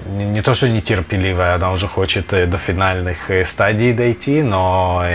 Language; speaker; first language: Russian; early bilingual, other home language; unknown